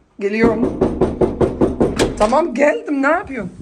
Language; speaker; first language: Turkish; early bilingual, heritage; Dutch